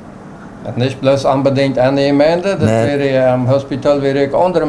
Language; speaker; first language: German; non-native, local second language; Plautdietsch